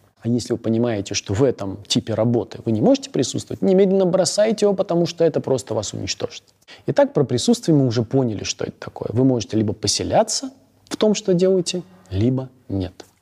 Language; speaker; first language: Russian; native; Russian